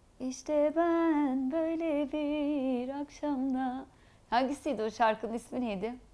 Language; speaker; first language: Turkish; early bilingual, heritage; Turkish